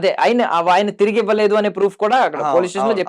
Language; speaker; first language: Telugu; native; Telugu